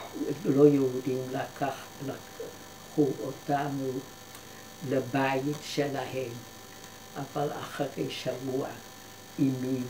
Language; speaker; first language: Hebrew; non-native, fluent; Dutch